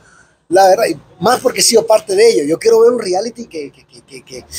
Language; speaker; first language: Spanish; native; Spanish